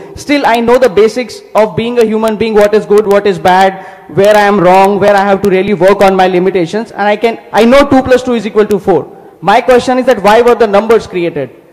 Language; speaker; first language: English; non-native, local second language; Hindi